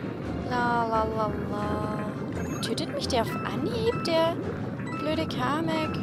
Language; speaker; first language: German; native; German